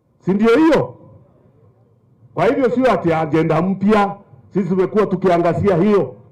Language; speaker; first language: Swahili; non-native, local second language; Meru